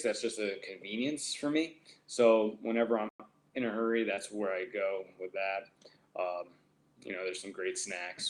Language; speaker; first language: English; native; English